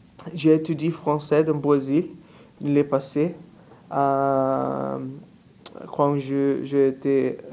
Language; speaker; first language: French; non-native, learner; Portuguese